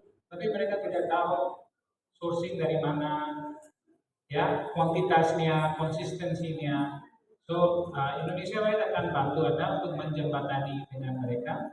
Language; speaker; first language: Indonesian; non-native, fluent; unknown